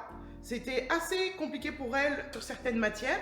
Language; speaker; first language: French; native; French